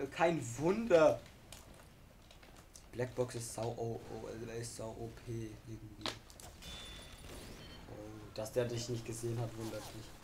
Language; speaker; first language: German; native; German